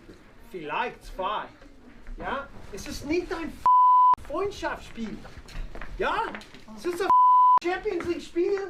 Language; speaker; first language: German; non-native, fluent; English